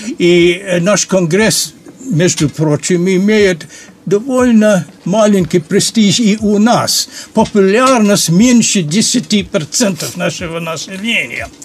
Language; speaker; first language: Russian; non-native, fluent; English